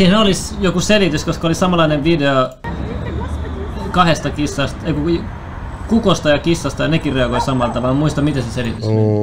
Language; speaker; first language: Finnish; native; Finnish